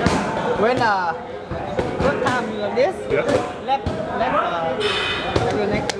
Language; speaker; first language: English; non-native, learner; Thai